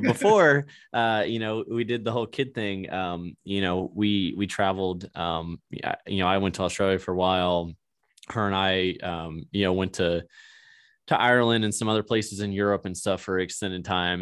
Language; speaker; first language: English; native; English